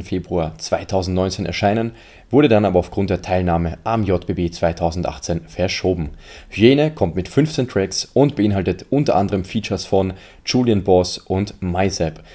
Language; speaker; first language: German; native; German